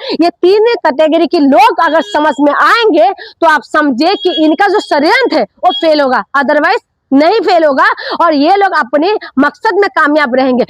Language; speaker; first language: Hindi; non-native, local second language; Assamese